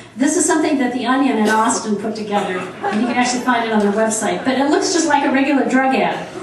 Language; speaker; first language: English; native; English